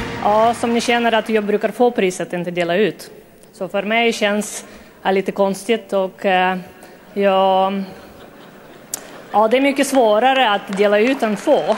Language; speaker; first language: Swedish; non-native, fluent; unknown